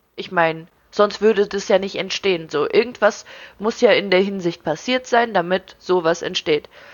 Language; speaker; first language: German; early bilingual, other home language; Russian